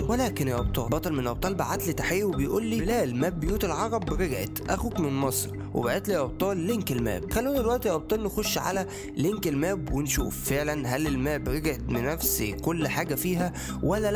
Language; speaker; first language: Arabic; native; Arabic